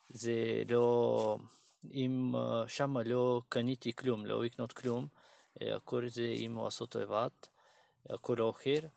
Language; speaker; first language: Hebrew; non-native, learner; Bulgarian